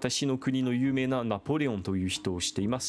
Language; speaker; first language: Japanese; non-native, learner; French